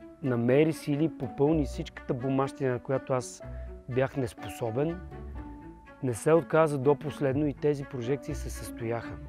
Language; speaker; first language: Bulgarian; native; Bulgarian